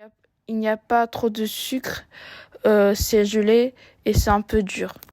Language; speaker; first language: French; non-native, learner; Japanese